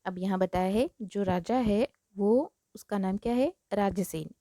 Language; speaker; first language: Hindi; non-native, local second language; Marathi